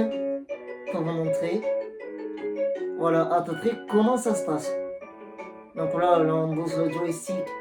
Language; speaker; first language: French; native; French